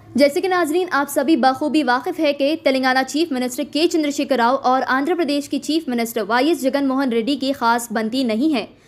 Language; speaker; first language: Urdu; native; Urdu